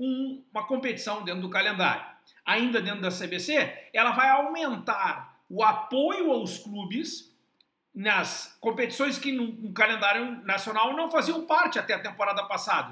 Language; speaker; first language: Portuguese; native; Portuguese